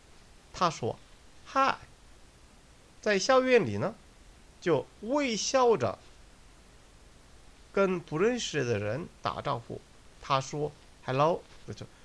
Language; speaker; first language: Chinese; non-native, fluent; Korean